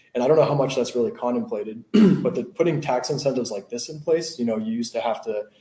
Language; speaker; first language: English; native; English